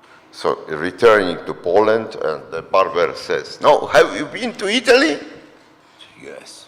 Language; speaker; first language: English; non-native, fluent; Polish